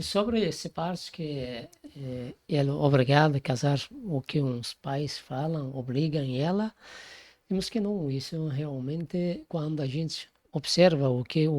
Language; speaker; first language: Portuguese; non-native, fluent; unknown